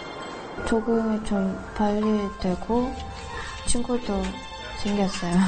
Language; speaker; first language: Korean; early bilingual, other home language; Russian